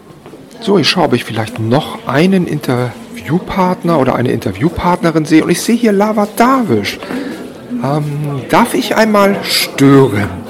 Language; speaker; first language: German; native; German